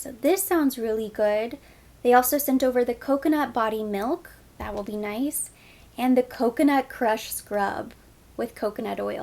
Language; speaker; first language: English; native; English